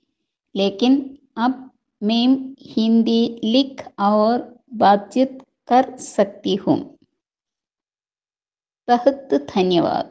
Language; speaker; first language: Hindi; non-native, learner; Malayalam